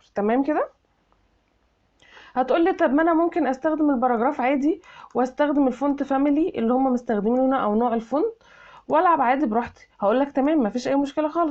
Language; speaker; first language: Arabic; native; Arabic